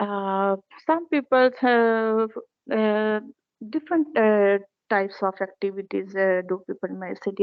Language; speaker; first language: English; non-native, learner; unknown